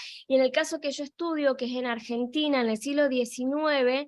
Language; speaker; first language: Spanish; native; Spanish